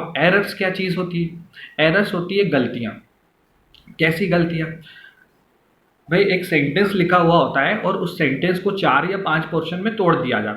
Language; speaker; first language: Hindi; native; Hindi